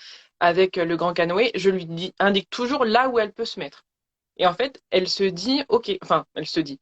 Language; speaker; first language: French; native; French